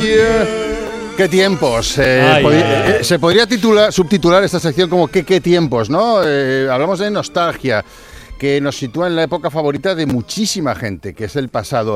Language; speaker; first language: Spanish; native; Spanish